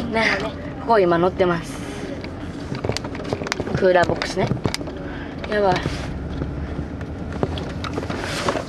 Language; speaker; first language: Japanese; native; Japanese